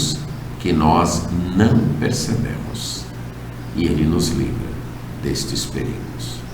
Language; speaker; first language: Portuguese; native; Portuguese